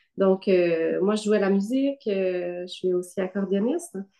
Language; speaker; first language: French; native; French